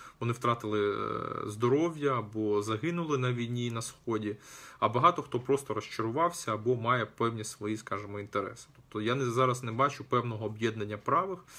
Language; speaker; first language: Ukrainian; non-native, local second language; Russian